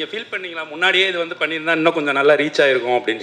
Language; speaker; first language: Tamil; native; Tamil